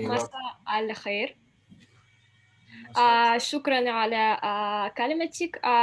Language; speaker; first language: Arabic; non-native, learner; Russian